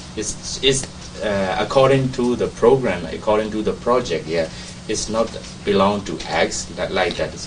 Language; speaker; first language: English; non-native, learner; Burmese